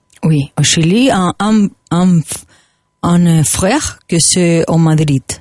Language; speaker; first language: French; non-native, learner; Spanish